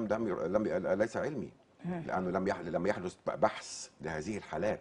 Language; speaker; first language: Arabic; native; Arabic